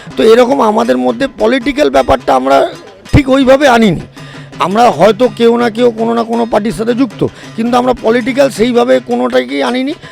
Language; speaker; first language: Bangla; native; Bangla